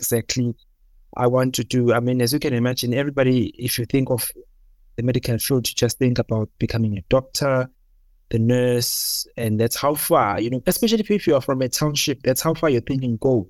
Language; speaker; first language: English; non-native, local second language; Zulu